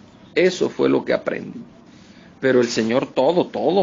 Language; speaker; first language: Spanish; native; Spanish